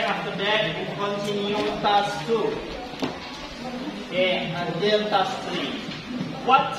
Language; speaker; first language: English; non-native, fluent; Indonesian